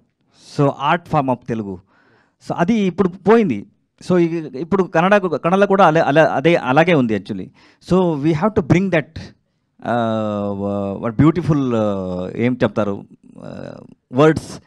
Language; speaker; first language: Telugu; non-native, learner; Kannada